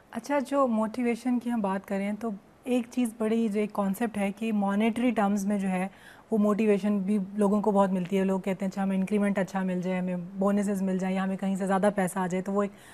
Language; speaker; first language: Urdu; native; Urdu